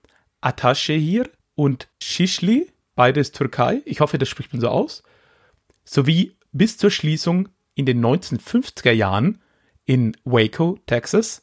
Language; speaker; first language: German; native; German